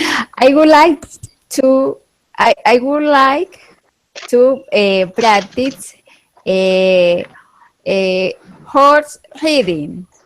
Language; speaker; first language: English; non-native, learner; Spanish